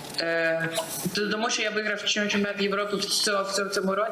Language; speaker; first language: Ukrainian; non-native, local second language; Russian